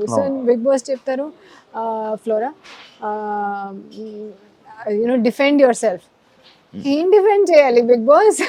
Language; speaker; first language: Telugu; non-native, local second language; Hindi